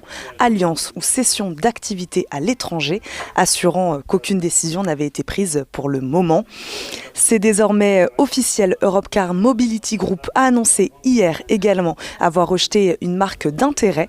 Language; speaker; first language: French; native; French